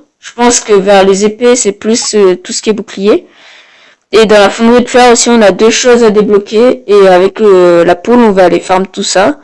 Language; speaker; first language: French; native; French